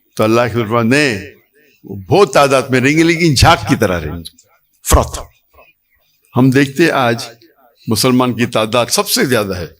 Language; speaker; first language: Urdu; non-native, local second language; Konkani